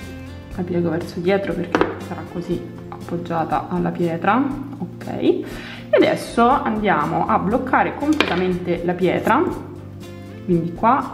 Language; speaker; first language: Italian; native; Italian